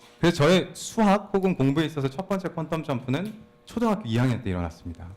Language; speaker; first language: Korean; native; Korean